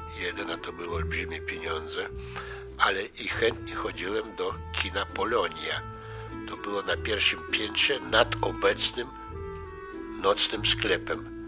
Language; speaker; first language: Polish; native; Polish